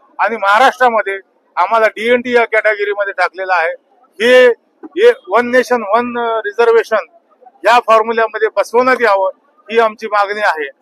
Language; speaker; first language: Marathi; non-native, local second language; Lambadi